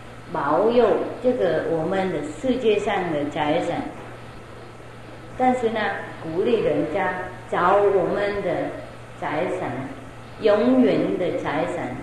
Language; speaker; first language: Chinese; non-native, fluent; Vietnamese